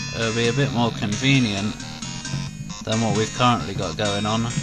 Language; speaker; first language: English; native; English